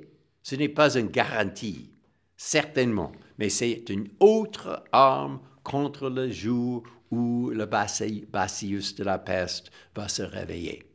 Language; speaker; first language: French; non-native, fluent; English